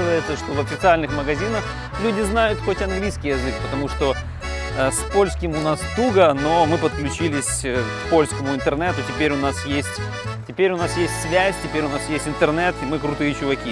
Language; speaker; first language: Russian; native; Russian